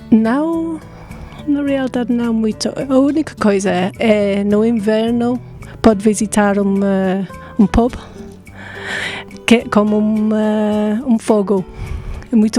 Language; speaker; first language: Portuguese; non-native, fluent; English